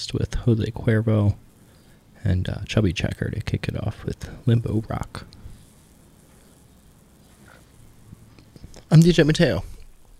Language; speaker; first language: English; native; English